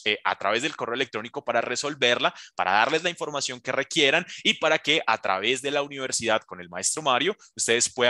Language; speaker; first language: Spanish; native; Spanish